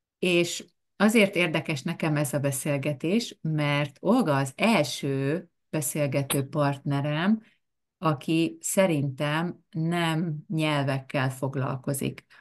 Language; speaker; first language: Hungarian; native; Hungarian